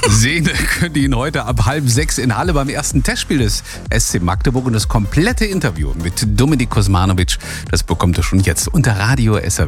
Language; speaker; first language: German; native; German